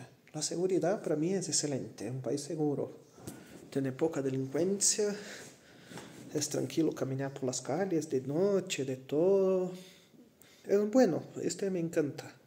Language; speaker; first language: Spanish; non-native, fluent; Portuguese